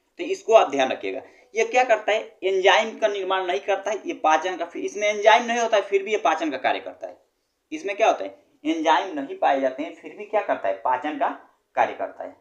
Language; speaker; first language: Hindi; native; Hindi